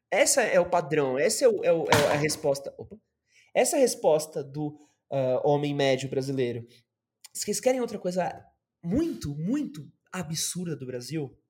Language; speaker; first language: Portuguese; native; Portuguese